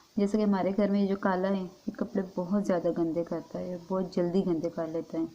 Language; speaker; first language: Urdu; non-native, local second language; Northern Hindko